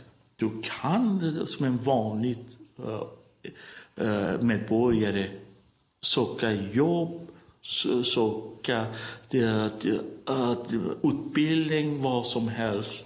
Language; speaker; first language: Swedish; non-native, learner; Persian